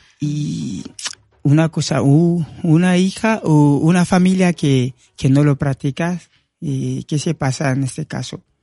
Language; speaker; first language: Spanish; non-native, fluent; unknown